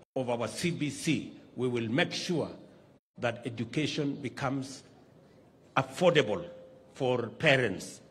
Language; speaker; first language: English; non-native, local second language; Kalenjin